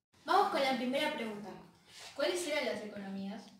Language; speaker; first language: Spanish; native; Spanish